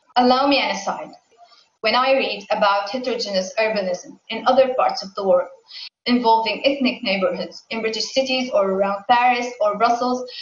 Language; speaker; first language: English; non-native, fluent; Arabic